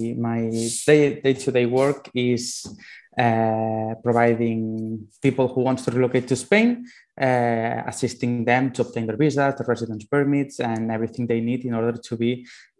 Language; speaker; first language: English; non-native, fluent; Spanish